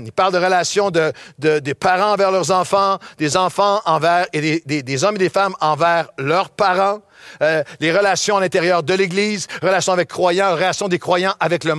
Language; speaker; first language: French; native; French